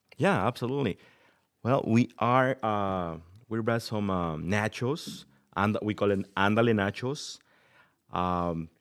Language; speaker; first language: English; non-native, fluent; Spanish